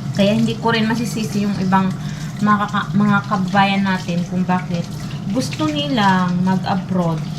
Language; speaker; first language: Filipino; non-native, local second language; Hiligaynon